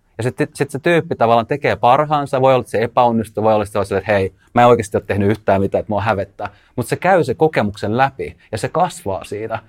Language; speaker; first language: Finnish; early bilingual, other home language; Russian